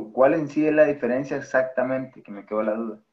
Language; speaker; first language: Spanish; native; Spanish